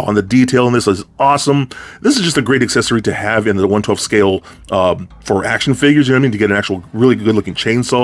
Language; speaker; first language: English; native; English